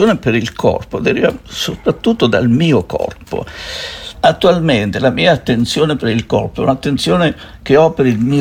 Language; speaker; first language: Italian; native; Italian